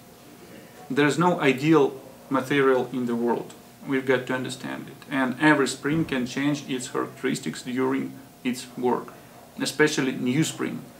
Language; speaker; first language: English; non-native, fluent; Russian